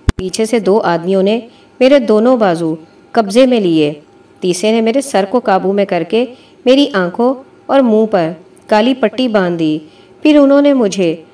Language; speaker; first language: Urdu; native; Urdu